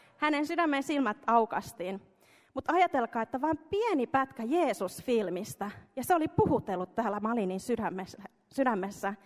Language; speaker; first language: Finnish; early bilingual, heritage; Finnish